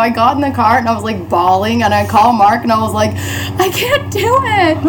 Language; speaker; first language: English; native; English